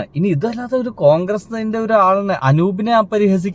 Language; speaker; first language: Malayalam; native; Malayalam